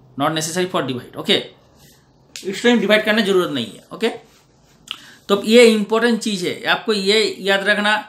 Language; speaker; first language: Hindi; non-native, local second language; Bangla